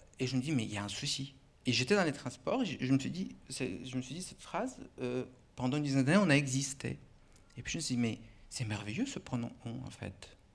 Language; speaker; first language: French; non-native, fluent; Russian